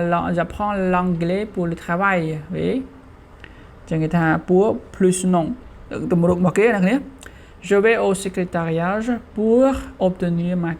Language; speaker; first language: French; non-native, fluent; Khmer